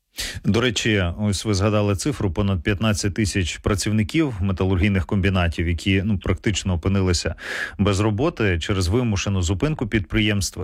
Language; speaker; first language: Ukrainian; native; Ukrainian